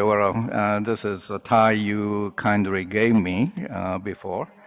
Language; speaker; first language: English; non-native, fluent; Japanese